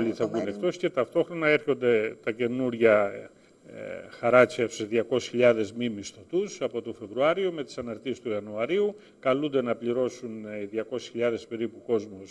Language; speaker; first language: Greek; native; Greek